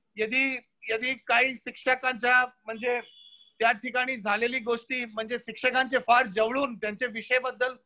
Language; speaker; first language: Marathi; non-native, local second language; Hindi